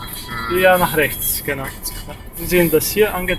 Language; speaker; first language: German; native; German